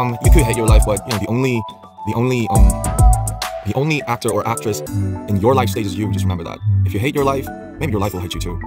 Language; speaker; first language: English; non-native, fluent; Korean